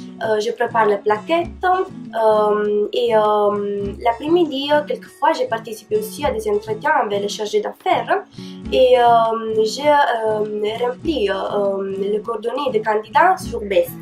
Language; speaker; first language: French; non-native, fluent; Italian